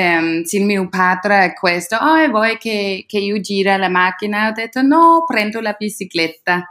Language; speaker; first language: Italian; non-native, learner; Danish